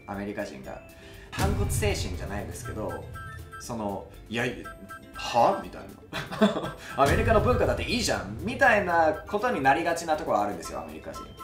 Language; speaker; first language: Japanese; non-native, fluent; English